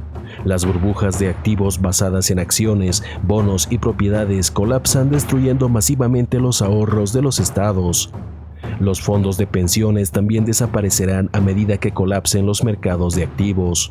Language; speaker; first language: Spanish; native; Spanish